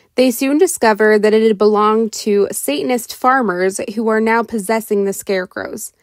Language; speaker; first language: English; native; English